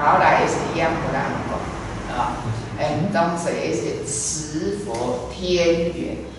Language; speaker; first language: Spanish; non-native, learner; Chinese